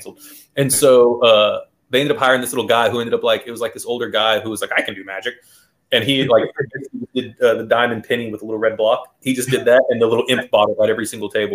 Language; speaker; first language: English; native; English